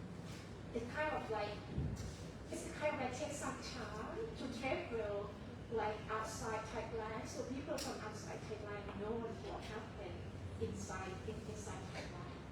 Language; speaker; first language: English; non-native, fluent; Thai